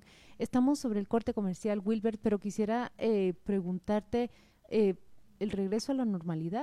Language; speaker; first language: Spanish; native; Spanish